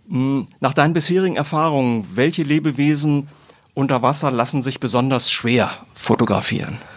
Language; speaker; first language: German; native; German